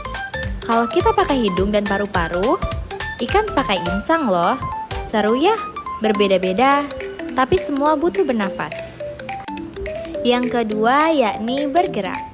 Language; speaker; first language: Indonesian; native; Indonesian